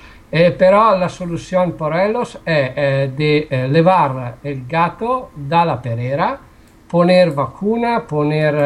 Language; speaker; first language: Spanish; non-native, learner; Italian